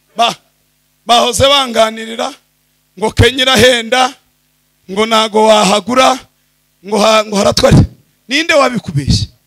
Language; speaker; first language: Kinyarwanda; early bilingual, heritage; Kinyarwanda